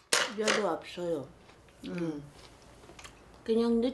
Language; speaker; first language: Korean; non-native, learner; French